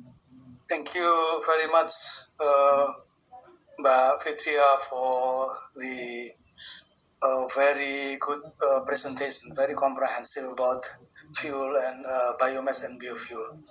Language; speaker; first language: English; non-native, learner; Indonesian